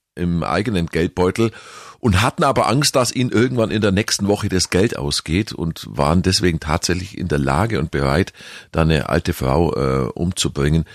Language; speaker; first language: German; native; German